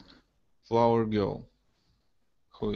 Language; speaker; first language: English; non-native, learner; Russian